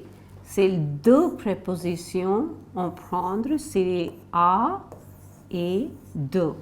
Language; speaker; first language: French; non-native, fluent; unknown